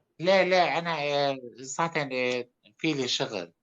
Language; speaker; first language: Arabic; non-native, learner; Turkish